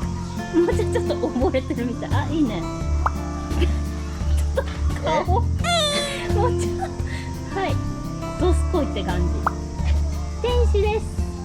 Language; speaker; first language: Japanese; native; Japanese